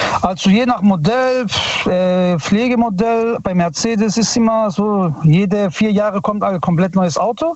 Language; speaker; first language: German; early bilingual, other home language; Italian